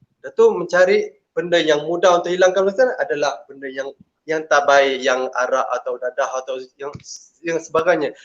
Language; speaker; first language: Malay; non-native, local second language; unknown